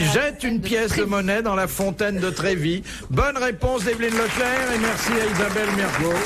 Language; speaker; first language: French; native; French